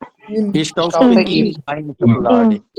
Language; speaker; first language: German; non-native, learner; Hindi